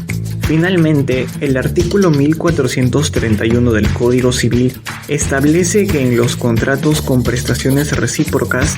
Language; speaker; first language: Spanish; native; Spanish